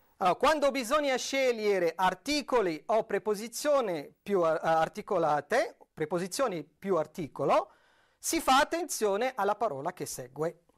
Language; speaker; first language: Italian; non-native, fluent; Arabic